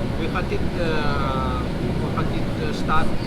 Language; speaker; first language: Russian; non-native, learner; Urdu